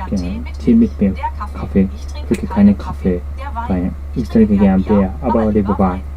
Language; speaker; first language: German; non-native, learner; Japanese